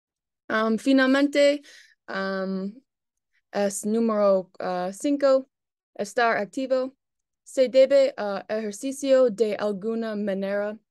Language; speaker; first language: Spanish; non-native, learner; English